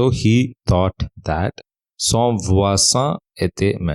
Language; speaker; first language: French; non-native, fluent; English